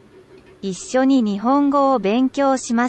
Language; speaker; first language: Japanese; non-native, learner; Vietnamese